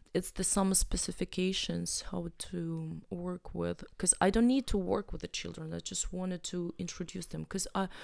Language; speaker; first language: English; non-native, learner; Ukrainian